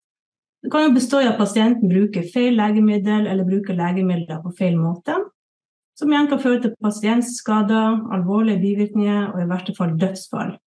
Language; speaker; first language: Norwegian; native; Norwegian